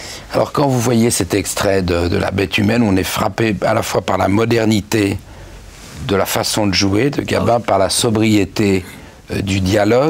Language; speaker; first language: French; native; French